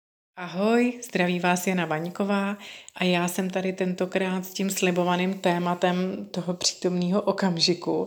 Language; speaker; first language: Czech; native; Czech